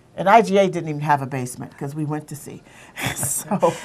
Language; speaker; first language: English; native; English